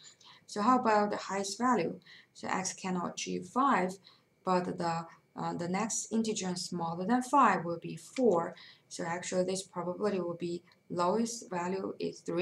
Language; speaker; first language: English; non-native, fluent; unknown